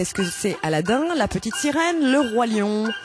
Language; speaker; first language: French; native; French